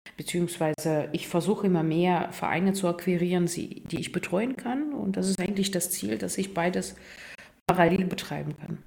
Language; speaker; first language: German; non-native, fluent; Russian